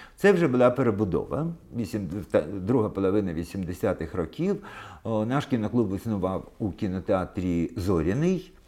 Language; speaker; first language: Ukrainian; non-native, local second language; Russian